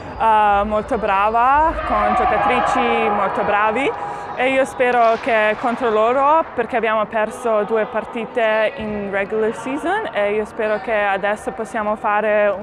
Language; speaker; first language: Italian; non-native, learner; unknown